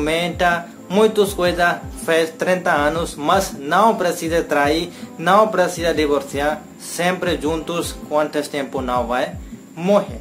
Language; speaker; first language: Portuguese; non-native, learner; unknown